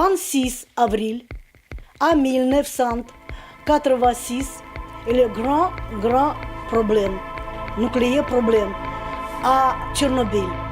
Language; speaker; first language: French; non-native, learner; Russian